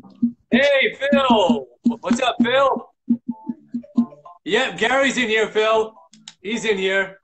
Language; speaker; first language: English; native; English